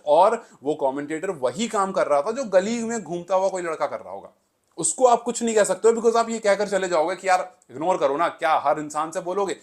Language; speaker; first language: Hindi; native; Hindi